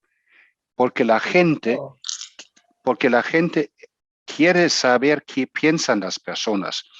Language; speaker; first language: Spanish; non-native, fluent; German